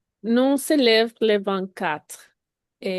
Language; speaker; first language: French; non-native, learner; Spanish